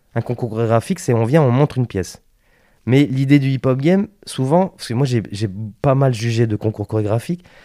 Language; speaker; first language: French; native; French